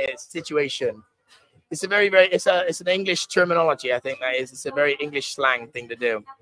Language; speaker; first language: English; native; English